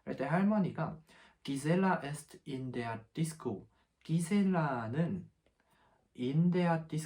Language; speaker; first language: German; non-native, fluent; Korean